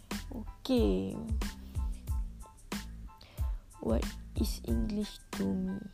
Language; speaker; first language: English; non-native, local second language; Malay